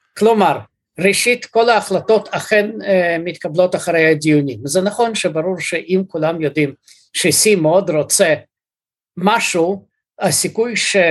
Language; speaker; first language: Hebrew; early bilingual, other home language; Russian